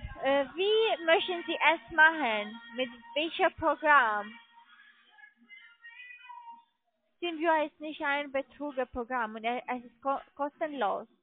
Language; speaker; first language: German; non-native, learner; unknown